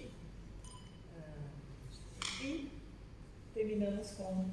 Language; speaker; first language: Italian; non-native, learner; Portuguese